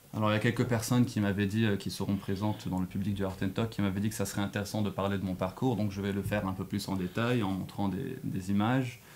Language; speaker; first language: French; non-native, local second language; Arabic